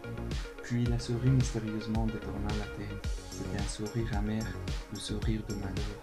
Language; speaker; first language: French; non-native, fluent; Persian